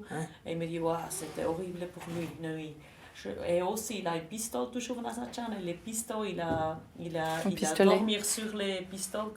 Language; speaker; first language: French; non-native, local second language; German